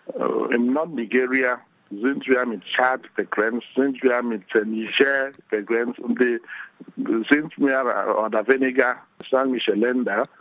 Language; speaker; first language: German; non-native, fluent; Igbo